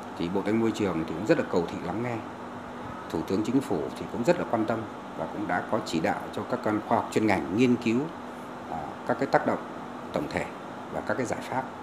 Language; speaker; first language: Vietnamese; native; Vietnamese